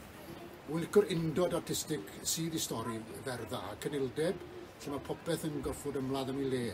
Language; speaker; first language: Welsh; native; Welsh